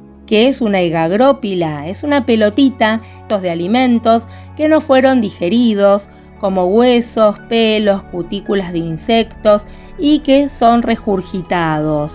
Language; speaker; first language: Spanish; native; Spanish